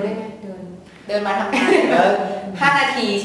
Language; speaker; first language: Thai; native; Thai